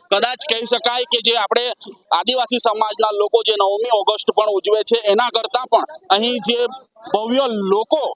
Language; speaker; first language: Gujarati; native; Gujarati